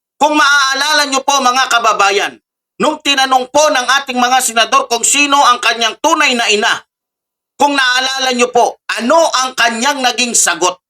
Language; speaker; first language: Filipino; native; Filipino